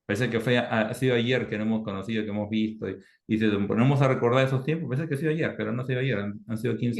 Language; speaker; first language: Spanish; native; Spanish